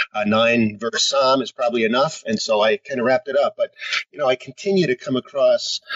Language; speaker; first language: English; native; English